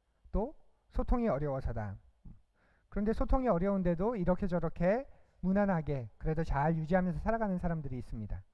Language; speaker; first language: Korean; native; Korean